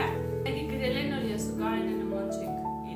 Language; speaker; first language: Chinese; non-native, fluent; Armenian